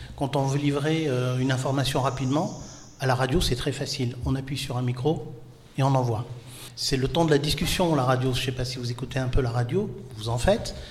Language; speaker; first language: French; non-native, local second language; Arabic